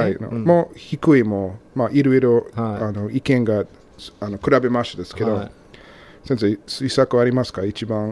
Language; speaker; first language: Japanese; non-native, learner; English